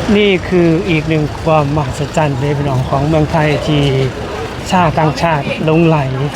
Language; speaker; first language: Thai; native; Thai